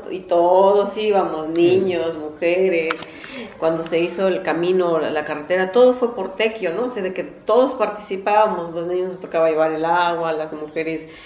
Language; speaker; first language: Spanish; non-native, local second language; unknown